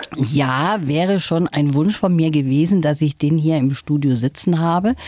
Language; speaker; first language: German; native; German